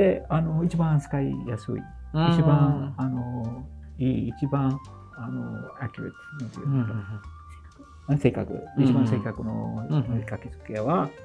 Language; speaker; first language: Japanese; non-native, fluent; English